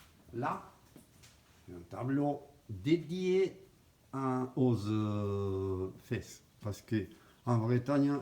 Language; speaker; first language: French; non-native, fluent; Spanish